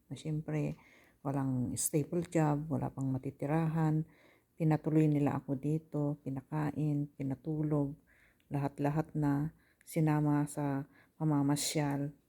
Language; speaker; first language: Filipino; native; Filipino